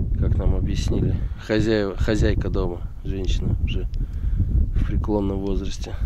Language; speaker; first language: Russian; native; Russian